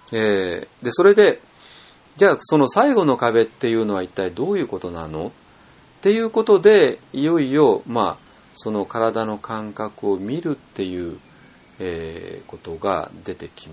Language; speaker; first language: Japanese; native; Japanese